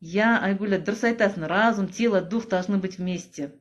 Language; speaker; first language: Russian; non-native, local second language; Kazakh